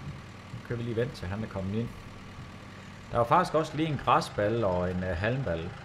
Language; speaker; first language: Danish; native; Danish